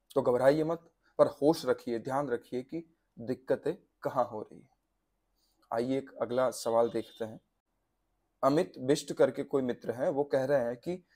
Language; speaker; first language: Hindi; non-native, local second language; Gujarati